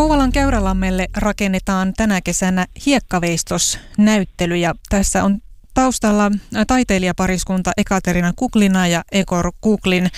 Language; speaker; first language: Finnish; native; Finnish